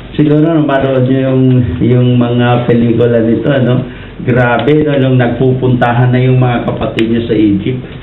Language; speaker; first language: Filipino; non-native, local second language; Iloko